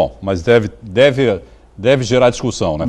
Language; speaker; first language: Portuguese; native; Portuguese